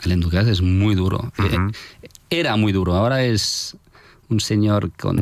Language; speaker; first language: Spanish; non-native, fluent; French